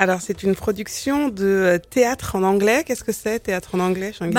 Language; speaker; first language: French; native; French